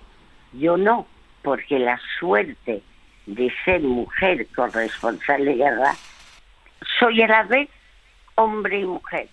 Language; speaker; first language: Spanish; early bilingual, other home language; French